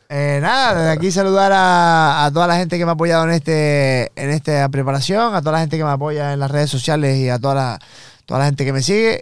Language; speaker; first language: Spanish; native; Spanish